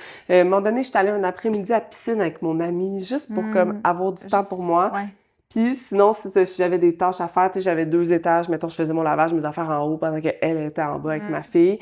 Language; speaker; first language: French; native; French